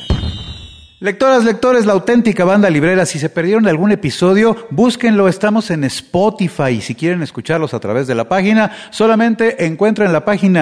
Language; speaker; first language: Spanish; native; Spanish